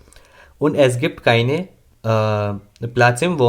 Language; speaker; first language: German; non-native, learner; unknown